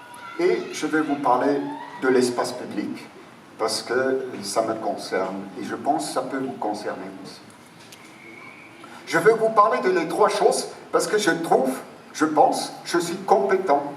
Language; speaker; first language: French; non-native, fluent; German